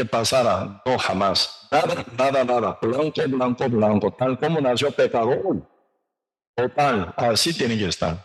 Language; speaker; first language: Spanish; non-native, learner; Korean